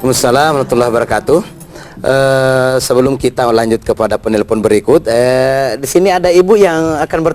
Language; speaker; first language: Indonesian; native; Indonesian